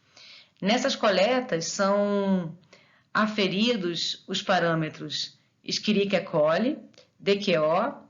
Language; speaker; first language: Portuguese; native; Portuguese